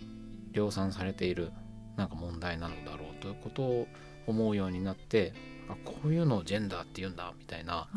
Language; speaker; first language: Japanese; native; Japanese